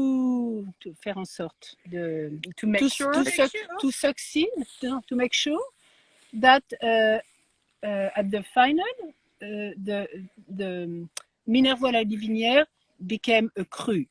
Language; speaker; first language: English; non-native, learner; French